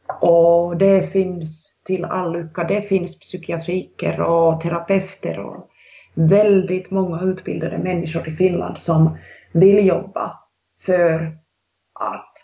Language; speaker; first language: Swedish; non-native, local second language; Finnish